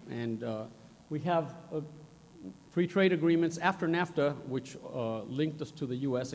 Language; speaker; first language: English; non-native, fluent; Spanish